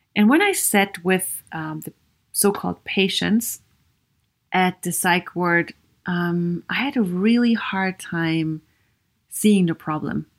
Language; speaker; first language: English; non-native, fluent; German